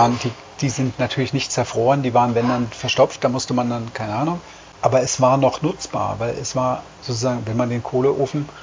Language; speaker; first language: German; native; German